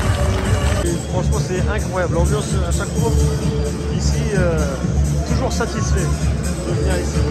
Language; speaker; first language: French; native; French